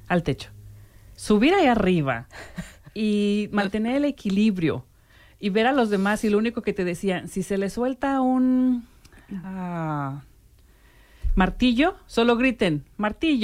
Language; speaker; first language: Spanish; native; Spanish